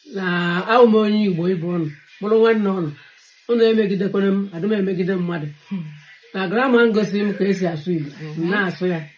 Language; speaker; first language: Igbo; native; Igbo